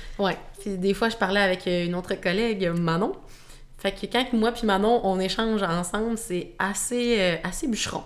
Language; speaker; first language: French; native; French